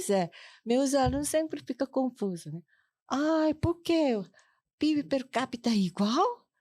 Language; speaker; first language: Portuguese; non-native, fluent; Korean